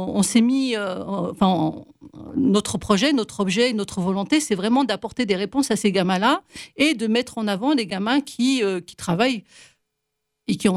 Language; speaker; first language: French; native; French